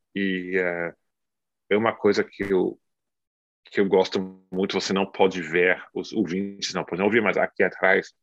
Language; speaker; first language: Portuguese; non-native, fluent; English